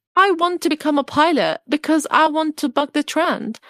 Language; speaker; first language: English; non-native, fluent; Arabic